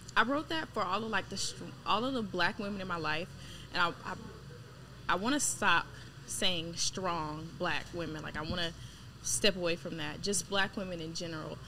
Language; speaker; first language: English; native; English